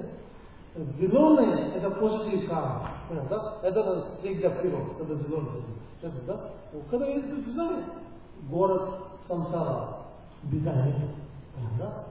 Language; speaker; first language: Russian; non-native, learner; Tibetan